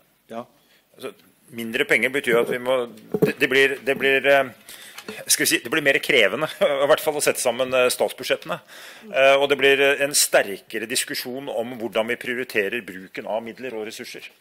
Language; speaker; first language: Norwegian; native; Norwegian